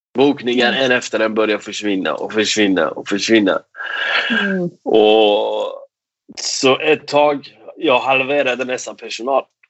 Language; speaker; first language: Swedish; non-native, fluent; Persian